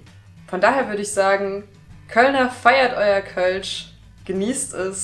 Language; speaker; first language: German; native; German